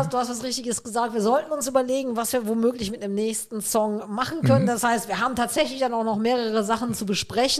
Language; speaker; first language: German; native; German